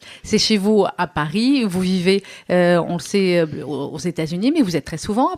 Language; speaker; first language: French; native; French